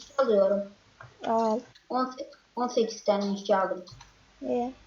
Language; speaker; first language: Turkish; native; Turkish